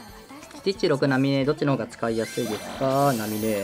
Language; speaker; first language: Japanese; native; Japanese